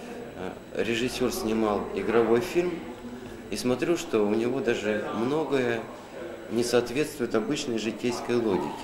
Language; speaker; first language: Russian; native; Russian